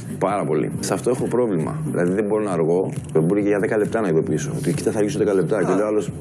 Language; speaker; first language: Greek; early bilingual, heritage; Greek